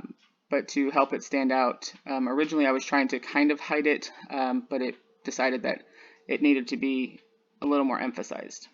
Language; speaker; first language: English; native; English